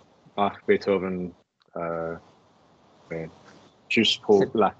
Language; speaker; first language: French; non-native, learner; English